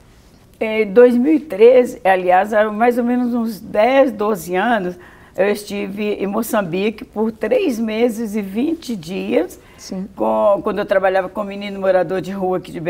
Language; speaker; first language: Portuguese; native; Portuguese